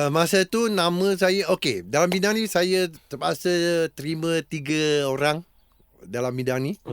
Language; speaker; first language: Malay; native; Malay